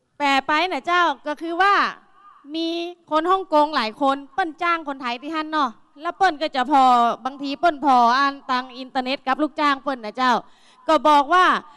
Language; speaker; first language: Thai; native; Thai